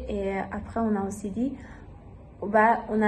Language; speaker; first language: French; non-native, learner; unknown